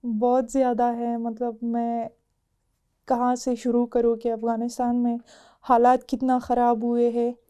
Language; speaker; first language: Urdu; non-native, fluent; Persian